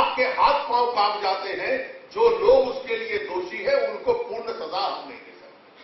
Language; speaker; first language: Hindi; native; Hindi